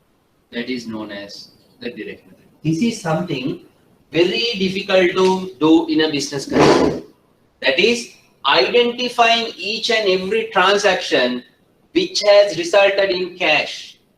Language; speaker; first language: English; non-native, local second language; Sinhala